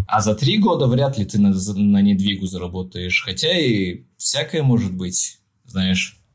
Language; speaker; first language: Russian; non-native, local second language; Tajik